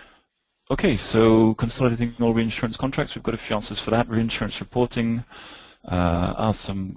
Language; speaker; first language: English; native; English